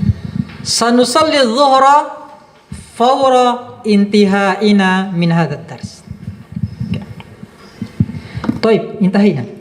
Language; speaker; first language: Arabic; non-native, fluent; Indonesian